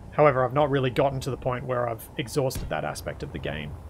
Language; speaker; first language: English; native; English